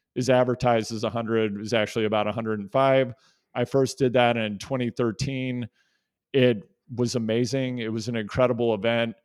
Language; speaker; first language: English; native; English